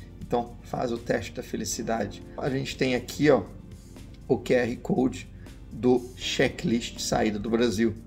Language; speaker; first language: Portuguese; early bilingual, other home language; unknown